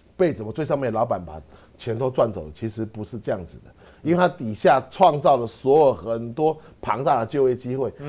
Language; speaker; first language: Chinese; native; Chinese